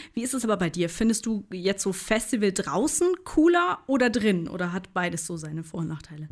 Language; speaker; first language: German; native; German